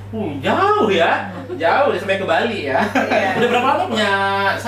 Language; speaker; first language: Indonesian; native; Indonesian